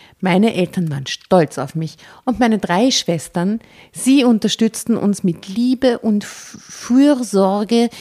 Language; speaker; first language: German; native; German